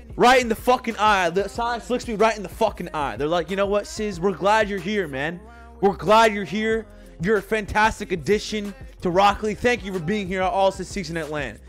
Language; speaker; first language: English; native; English